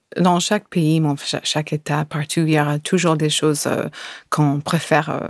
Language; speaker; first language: French; non-native, fluent; English